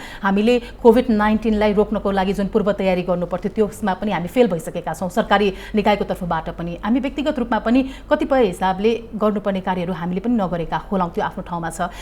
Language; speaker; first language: Nepali; native; Nepali